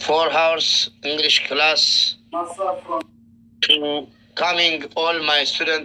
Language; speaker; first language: English; non-native, learner; Oromo